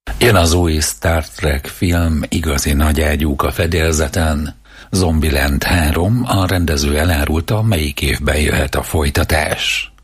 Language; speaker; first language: Hungarian; native; Hungarian